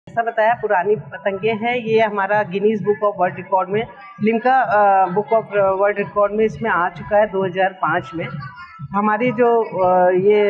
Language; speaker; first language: Hindi; native; Hindi